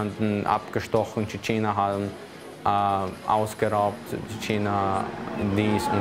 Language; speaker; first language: German; early bilingual, other home language; Chechen